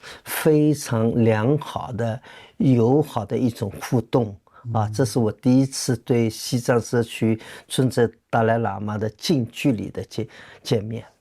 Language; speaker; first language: Chinese; native; Chinese